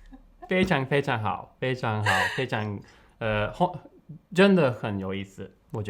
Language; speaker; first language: Chinese; non-native, learner; English